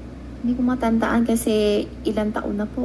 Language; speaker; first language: Filipino; non-native, learner; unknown